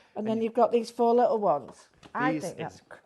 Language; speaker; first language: English; native; English